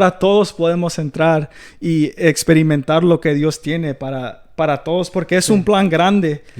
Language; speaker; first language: Spanish; early bilingual, heritage; Spanish